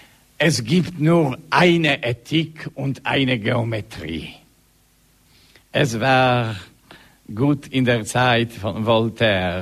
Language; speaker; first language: German; non-native, learner; Polish